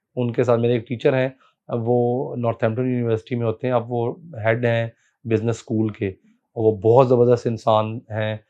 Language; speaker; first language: Urdu; native; Urdu